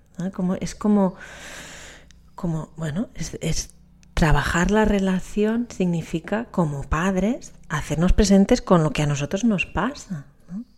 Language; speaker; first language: Spanish; non-native, local second language; Catalan